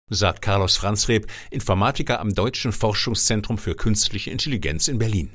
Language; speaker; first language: German; native; German